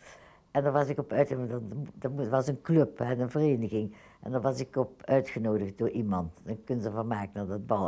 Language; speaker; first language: Dutch; native; Dutch